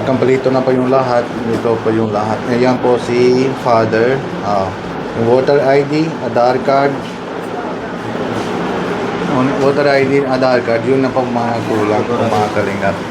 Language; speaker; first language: Filipino; non-native, learner; Punjabi